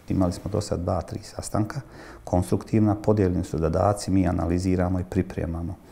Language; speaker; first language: Croatian; native; Croatian